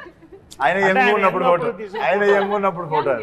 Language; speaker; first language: Telugu; native; Telugu